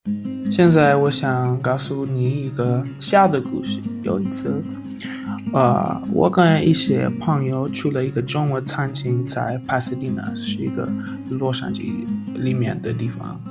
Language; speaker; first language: Chinese; non-native, fluent; English